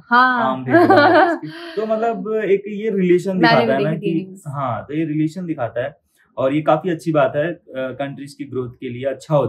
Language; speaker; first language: Hindi; native; Hindi